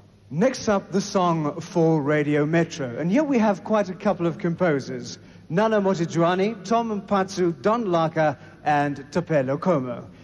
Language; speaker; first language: English; non-native, local second language; Afrikaans